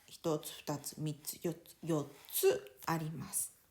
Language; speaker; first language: Japanese; native; Japanese